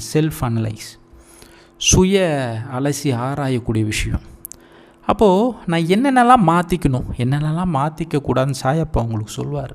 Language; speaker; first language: Tamil; native; Tamil